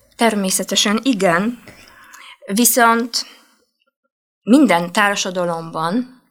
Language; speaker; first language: Hungarian; non-native, fluent; Polish